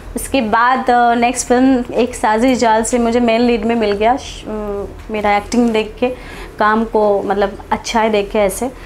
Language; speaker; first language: Hindi; non-native, local second language; Bangla